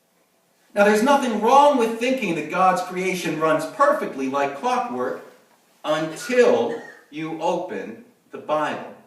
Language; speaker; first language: English; native; English